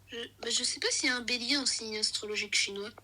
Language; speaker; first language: French; native; French